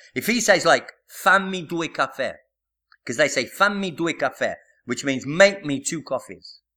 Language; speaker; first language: English; native; English